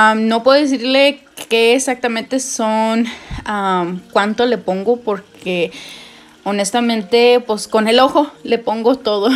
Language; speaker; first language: Spanish; early bilingual, heritage; Spanish